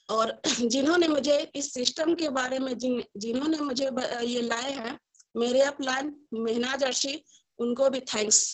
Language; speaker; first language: Hindi; native; Hindi